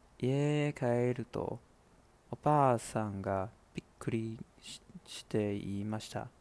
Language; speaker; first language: Japanese; non-native, learner; Chinese